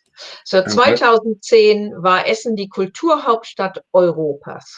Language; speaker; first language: German; non-native, learner; English